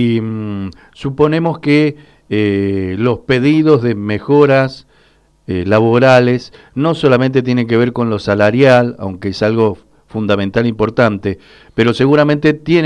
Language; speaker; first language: Spanish; native; Spanish